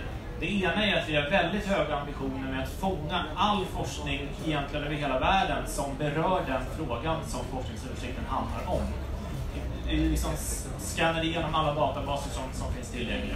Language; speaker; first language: Swedish; native; Swedish